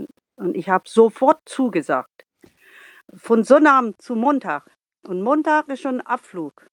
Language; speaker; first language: German; non-native, learner; Vietnamese